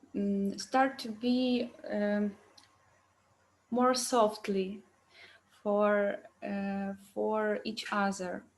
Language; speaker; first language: English; non-native, learner; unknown